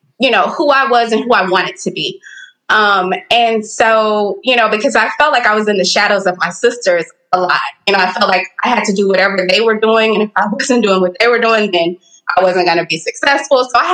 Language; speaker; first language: English; native; English